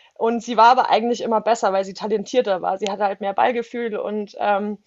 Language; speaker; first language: German; native; German